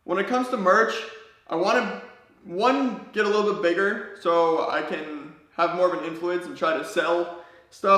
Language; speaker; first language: English; native; English